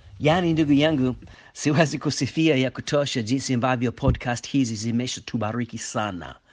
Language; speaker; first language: Swahili; non-native, fluent; English